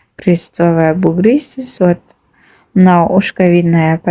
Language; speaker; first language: Russian; non-native, local second language; Kazakh